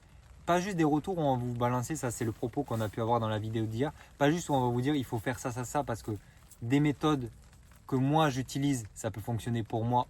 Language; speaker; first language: French; native; French